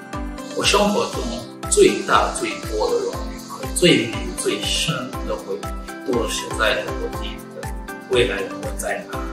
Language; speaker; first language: Chinese; non-native, fluent; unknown